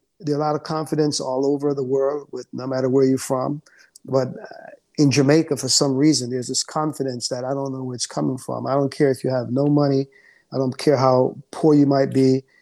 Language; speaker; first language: English; native; English